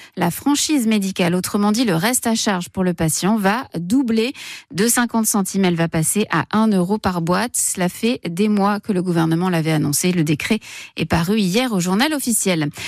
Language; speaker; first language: French; native; French